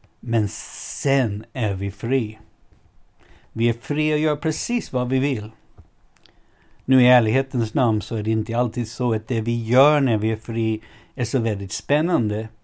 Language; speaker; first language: Swedish; non-native, fluent; English